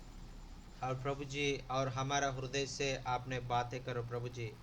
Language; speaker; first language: Hindi; non-native, local second language; Telugu